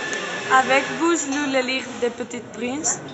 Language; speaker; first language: French; non-native, learner; Spanish